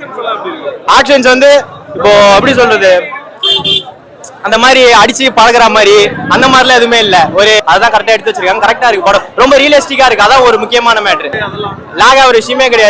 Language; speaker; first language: Tamil; native; Tamil